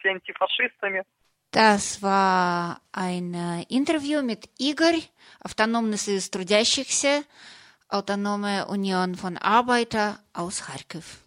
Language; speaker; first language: German; non-native, fluent; Russian